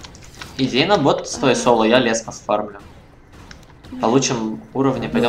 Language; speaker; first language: Russian; native; Russian